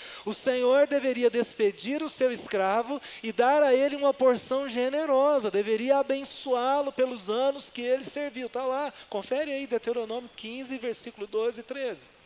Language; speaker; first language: Portuguese; native; Portuguese